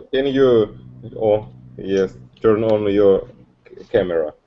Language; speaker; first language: English; non-native, learner; Russian